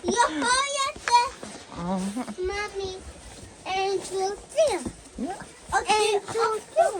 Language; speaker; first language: Swedish; early bilingual, other home language; Mongolian